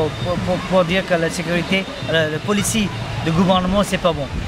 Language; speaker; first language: French; non-native, fluent; Nepali